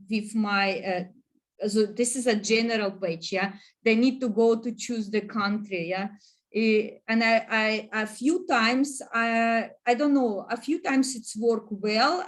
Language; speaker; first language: English; non-native, learner; Russian